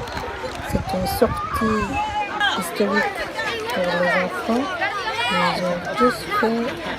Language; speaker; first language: French; non-native, fluent; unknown